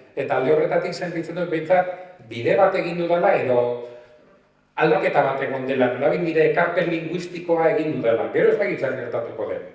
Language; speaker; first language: Basque; non-native, local second language; Spanish